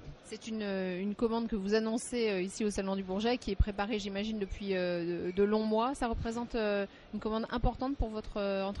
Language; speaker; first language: French; native; French